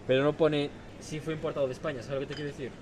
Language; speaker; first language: Spanish; native; Spanish